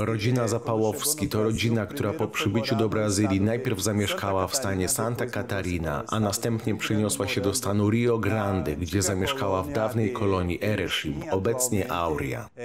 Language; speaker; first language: Polish; native; Polish